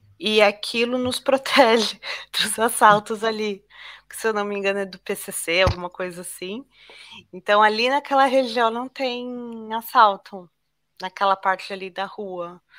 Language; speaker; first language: Portuguese; native; Portuguese